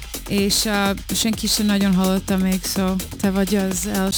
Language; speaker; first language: Hungarian; early bilingual, heritage; Hungarian